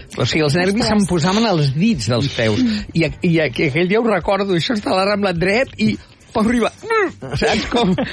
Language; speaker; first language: Catalan; native; Catalan